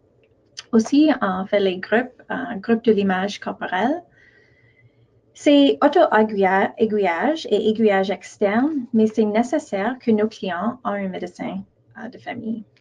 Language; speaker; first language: French; non-native, local second language; English